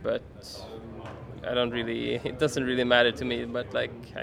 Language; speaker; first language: English; non-native, fluent; Swedish